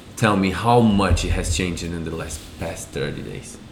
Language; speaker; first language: English; non-native, fluent; Portuguese